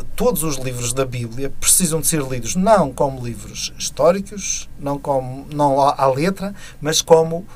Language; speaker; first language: Portuguese; native; Portuguese